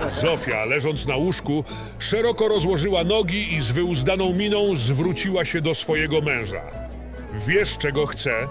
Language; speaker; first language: Polish; native; Polish